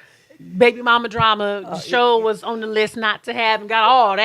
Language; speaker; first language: English; native; English